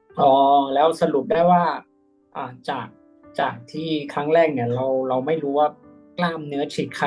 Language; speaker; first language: Thai; native; Thai